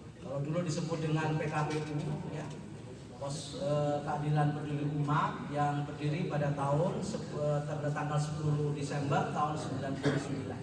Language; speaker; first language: Indonesian; non-native, local second language; Javanese